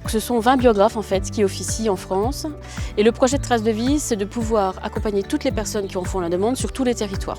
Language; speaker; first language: French; native; French